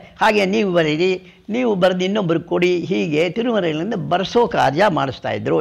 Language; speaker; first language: Kannada; non-native, local second language; Tamil